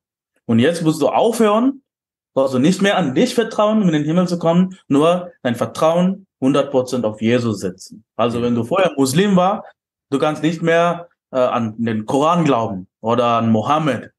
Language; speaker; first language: German; non-native, fluent; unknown